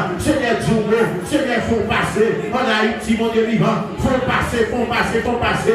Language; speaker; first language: French; non-native, local second language; Haitian Creole